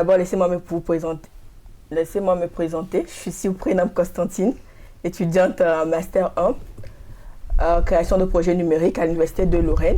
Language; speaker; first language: French; non-native, local second language; Ewe